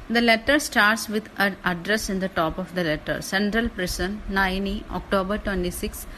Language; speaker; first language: English; non-native, local second language; Malayalam